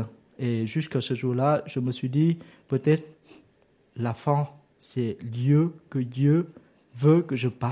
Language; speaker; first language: French; non-native, learner; Vietnamese